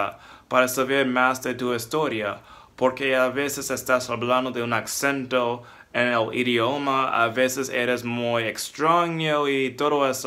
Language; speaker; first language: Spanish; non-native, fluent; English